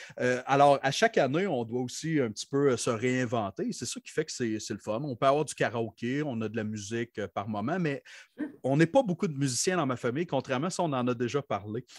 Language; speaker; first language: French; native; French